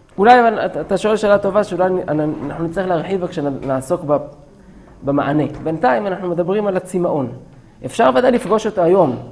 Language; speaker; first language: Hebrew; native; Hebrew